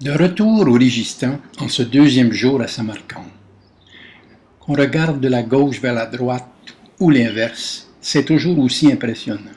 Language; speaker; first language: French; native; French